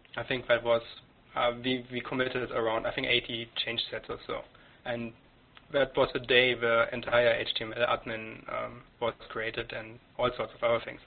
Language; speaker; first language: English; non-native, fluent; German